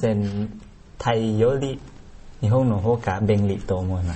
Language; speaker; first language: Japanese; non-native, learner; Thai